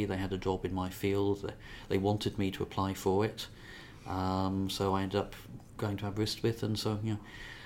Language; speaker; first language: English; native; English